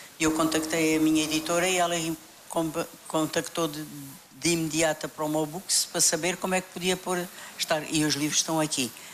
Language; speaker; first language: Portuguese; native; Portuguese